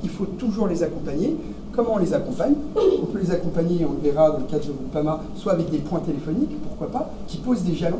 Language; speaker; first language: French; native; French